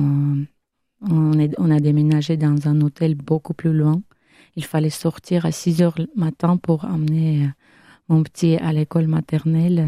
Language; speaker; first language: French; non-native, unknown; Armenian